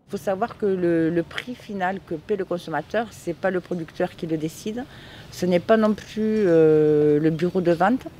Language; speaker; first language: French; native; French